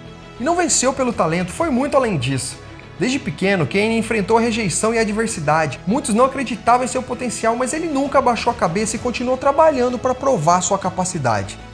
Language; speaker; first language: Portuguese; native; Portuguese